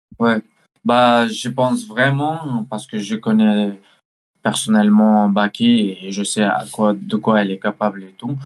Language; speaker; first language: French; early bilingual, other home language; Chechen